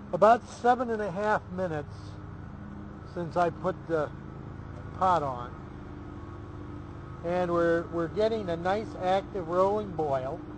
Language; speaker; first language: English; native; English